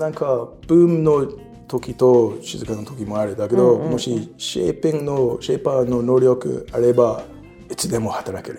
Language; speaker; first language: Japanese; non-native, learner; English